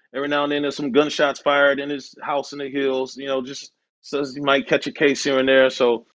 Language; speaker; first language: English; native; English